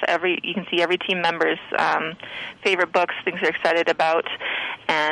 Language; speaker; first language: English; native; English